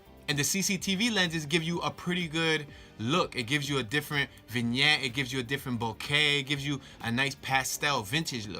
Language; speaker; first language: English; native; English